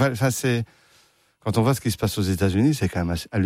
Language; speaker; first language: French; native; French